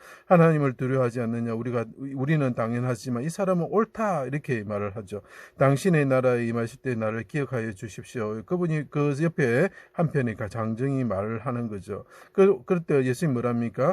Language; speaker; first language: Korean; native; Korean